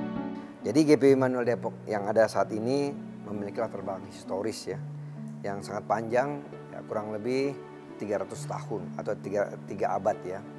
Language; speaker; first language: Indonesian; native; Indonesian